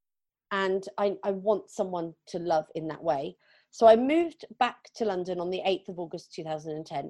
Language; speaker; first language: English; native; English